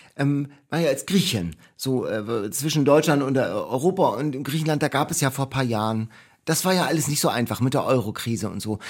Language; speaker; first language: German; native; German